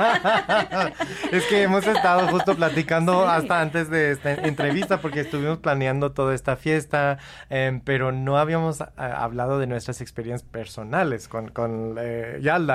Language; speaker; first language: Spanish; non-native, fluent; English